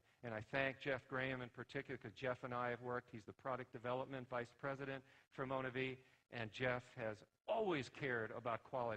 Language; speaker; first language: English; native; English